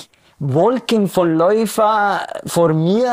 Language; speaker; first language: German; non-native, fluent; Spanish